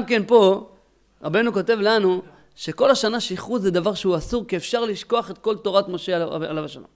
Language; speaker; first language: Hebrew; native; Hebrew